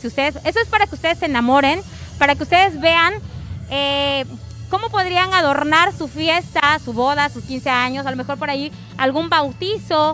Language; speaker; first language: Spanish; native; Spanish